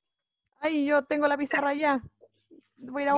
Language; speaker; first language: Spanish; native; Spanish